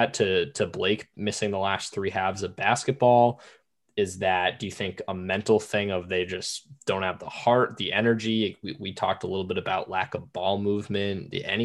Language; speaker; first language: English; native; English